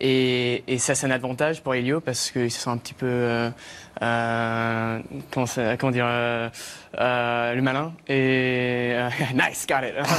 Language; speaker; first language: French; early bilingual, heritage; English